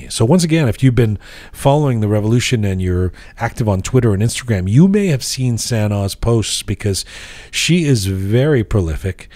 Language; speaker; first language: English; native; English